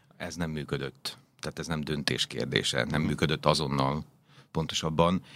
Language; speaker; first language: Hungarian; native; Hungarian